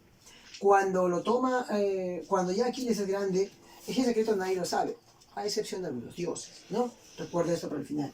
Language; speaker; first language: Spanish; native; Spanish